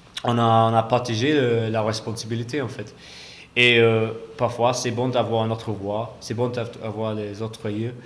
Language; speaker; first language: French; non-native, fluent; English